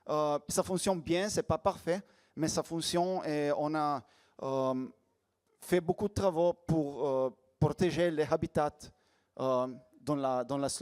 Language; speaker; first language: French; non-native, learner; Slovenian